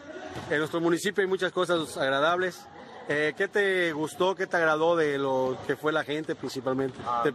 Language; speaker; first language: Spanish; native; Spanish